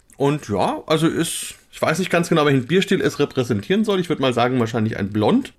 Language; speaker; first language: German; native; German